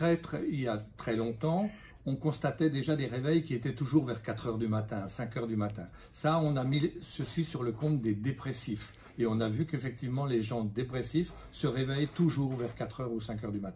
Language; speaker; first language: French; native; French